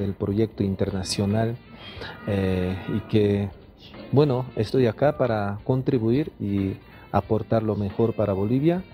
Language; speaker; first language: Spanish; non-native, fluent; Korean